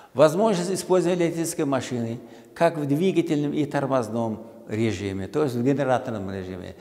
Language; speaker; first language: Russian; non-native, local second language; Uzbek